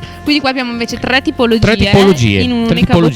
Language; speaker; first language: Italian; native; Italian